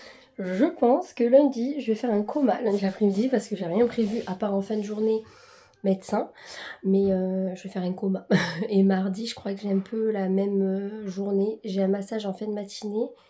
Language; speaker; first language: French; native; French